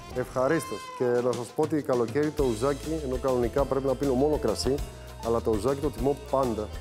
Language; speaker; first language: Greek; native; Greek